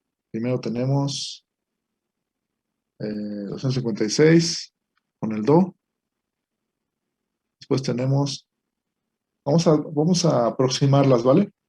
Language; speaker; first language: Spanish; native; Spanish